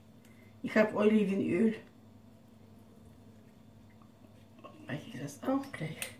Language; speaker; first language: German; non-native, fluent; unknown